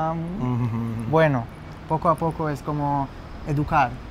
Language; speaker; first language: Spanish; non-native, fluent; Hebrew